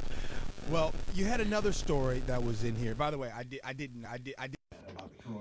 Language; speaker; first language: English; native; English